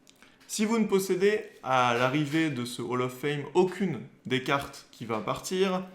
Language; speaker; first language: French; native; French